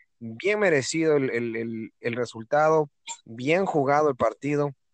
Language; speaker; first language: Spanish; native; Spanish